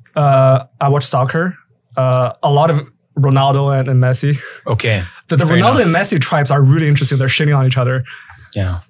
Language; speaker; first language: English; native; English